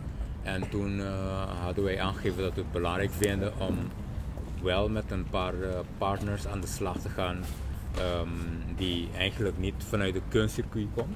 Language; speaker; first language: Dutch; non-native, local second language; Papiamento